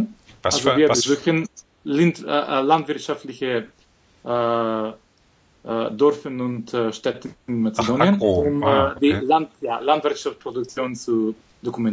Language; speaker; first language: German; non-native, fluent; Macedonian